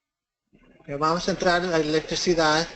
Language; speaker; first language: Spanish; early bilingual, heritage; English